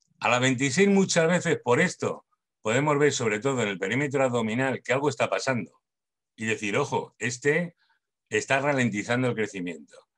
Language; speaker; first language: Spanish; native; Spanish